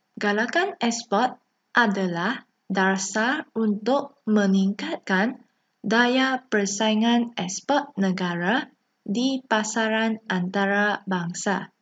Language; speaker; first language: Malay; non-native, local second language; Chinese